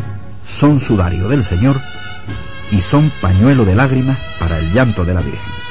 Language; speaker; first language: Spanish; native; Spanish